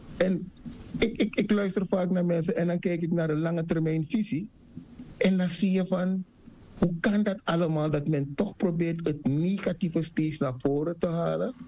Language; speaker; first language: Dutch; native; Dutch